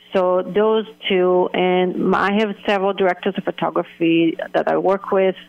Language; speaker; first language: English; early bilingual, other home language; Hebrew